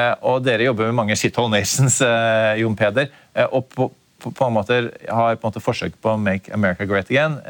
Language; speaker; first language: Norwegian; native; Norwegian